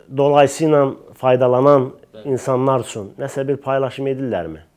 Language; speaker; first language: Azerbaijani; native; Azerbaijani